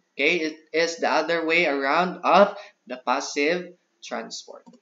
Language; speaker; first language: English; non-native, local second language; Cebuano